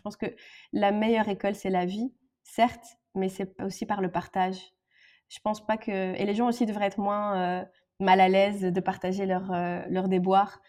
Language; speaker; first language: French; non-native, local second language; Arabic